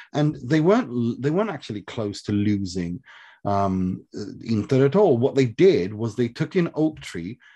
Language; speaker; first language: English; early bilingual, other home language; Swedish